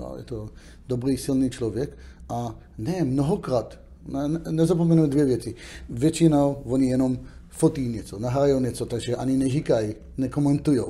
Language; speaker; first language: Czech; non-native, fluent; Hebrew